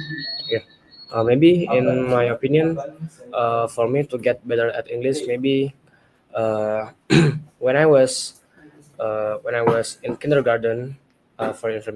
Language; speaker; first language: English; non-native, learner; Indonesian